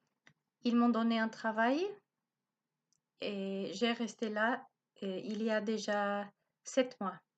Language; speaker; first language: French; non-native, learner; Spanish